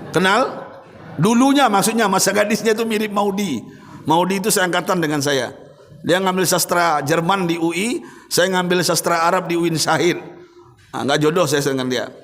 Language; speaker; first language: Indonesian; native; Indonesian